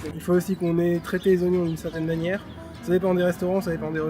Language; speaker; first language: French; native; French